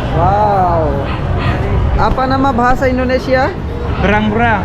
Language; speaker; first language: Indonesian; non-native, learner; Urdu